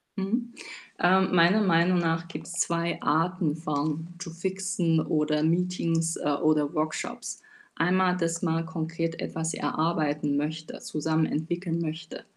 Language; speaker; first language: German; non-native, fluent; Chinese